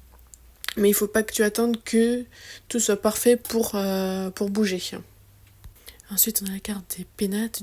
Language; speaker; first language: French; native; French